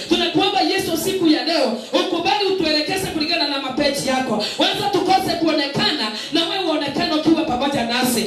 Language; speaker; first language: Swahili; non-native, local second language; Kikuyu